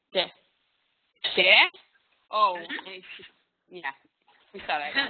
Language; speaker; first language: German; non-native, learner; Hebrew